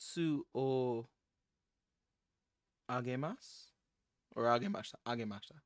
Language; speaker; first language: Japanese; non-native, learner; English